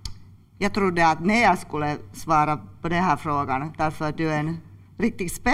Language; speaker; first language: Swedish; non-native, local second language; Finnish